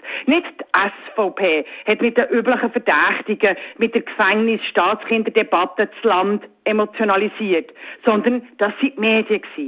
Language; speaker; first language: German; native; German